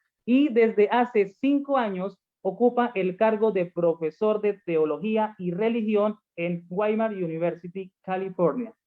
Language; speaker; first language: Spanish; native; Spanish